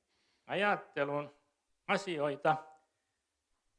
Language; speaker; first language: Finnish; native; Finnish